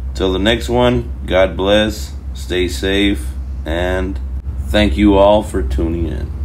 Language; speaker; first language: English; early bilingual, other home language; Spanish